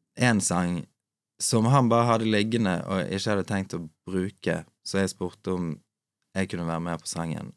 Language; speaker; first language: Norwegian; native; Norwegian